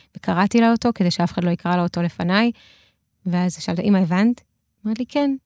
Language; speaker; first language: Hebrew; early bilingual, other home language; Russian